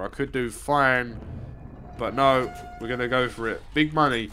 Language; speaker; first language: English; native; English